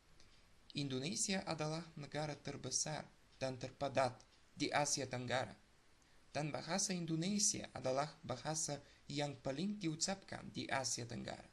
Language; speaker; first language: Indonesian; non-native, learner; Bulgarian